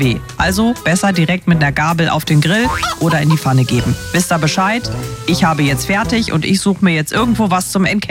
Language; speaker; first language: German; native; German